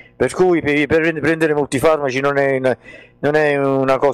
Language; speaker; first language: Italian; native; Italian